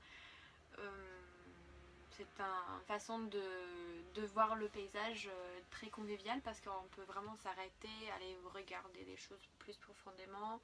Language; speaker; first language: French; non-native, fluent; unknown